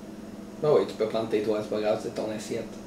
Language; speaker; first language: French; native; French